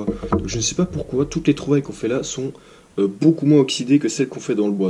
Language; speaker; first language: French; native; French